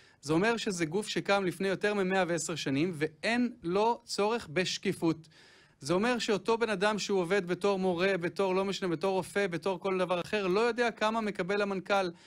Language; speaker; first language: Hebrew; native; Hebrew